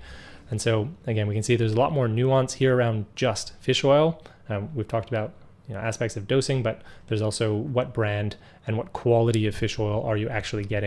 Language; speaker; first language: English; native; English